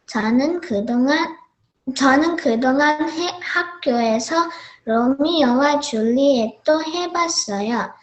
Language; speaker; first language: Korean; early bilingual, heritage; Korean